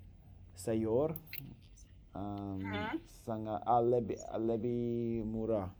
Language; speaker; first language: Indonesian; non-native, learner; English